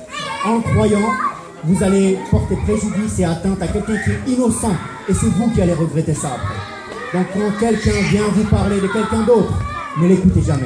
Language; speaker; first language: French; native; French